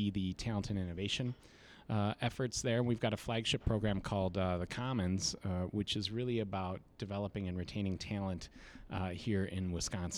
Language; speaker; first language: English; native; English